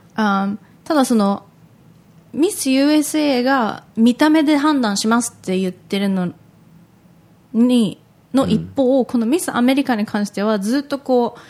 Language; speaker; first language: Japanese; early bilingual, heritage; Japanese